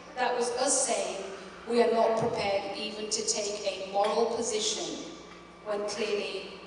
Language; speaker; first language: English; early bilingual, other home language; Urdu